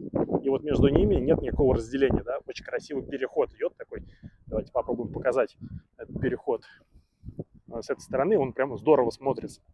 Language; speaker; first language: Russian; native; Russian